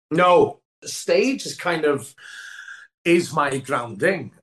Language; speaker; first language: English; non-native, local second language; Welsh